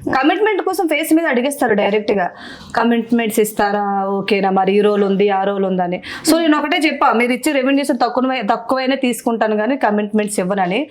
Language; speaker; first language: Telugu; non-native, local second language; Bangla